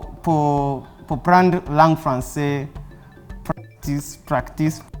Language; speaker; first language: French; non-native, learner; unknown